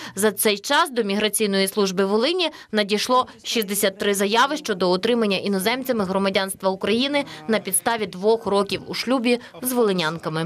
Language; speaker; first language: Ukrainian; native; Ukrainian